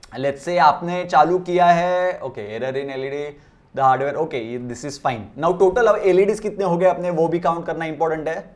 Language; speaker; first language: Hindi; non-native, local second language; Marathi